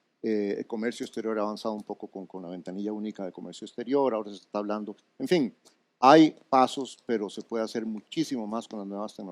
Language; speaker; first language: Spanish; native; Spanish